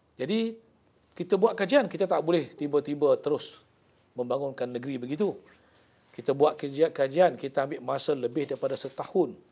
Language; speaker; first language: Malay; native; Malay